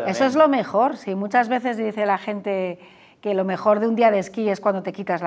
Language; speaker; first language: Spanish; native; Spanish